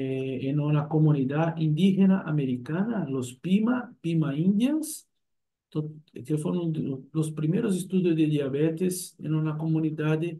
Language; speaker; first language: Spanish; non-native, fluent; Portuguese